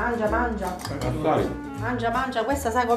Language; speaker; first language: Italian; native; Italian